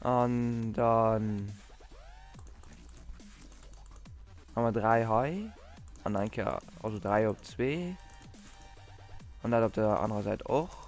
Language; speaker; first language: German; non-native, local second language; Luxembourgish